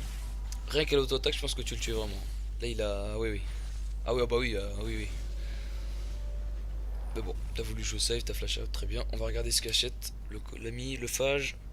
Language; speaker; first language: French; native; French